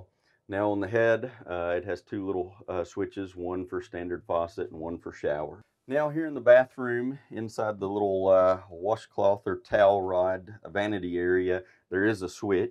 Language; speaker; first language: English; native; English